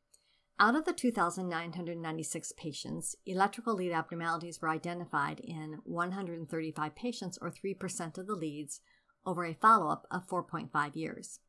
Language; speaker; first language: English; native; English